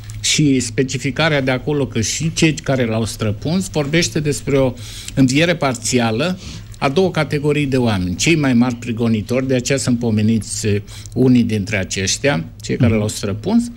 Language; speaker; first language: Romanian; native; Romanian